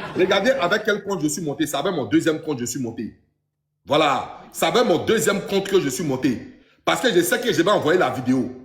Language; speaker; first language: French; native; French